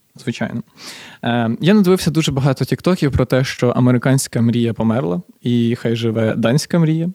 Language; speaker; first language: Ukrainian; native; Ukrainian